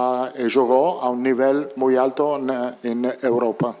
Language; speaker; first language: Portuguese; non-native, learner; Italian